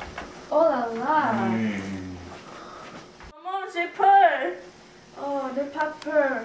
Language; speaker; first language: French; non-native, learner; English